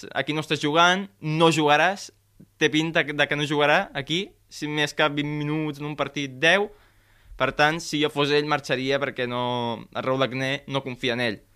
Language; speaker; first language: Catalan; native; Catalan